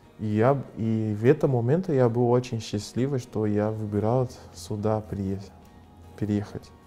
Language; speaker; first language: Russian; non-native, fluent; Portuguese